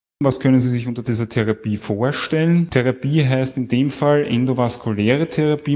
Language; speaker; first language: German; native; German